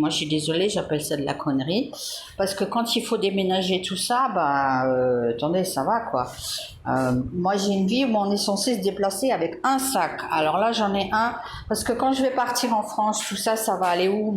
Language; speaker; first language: French; native; French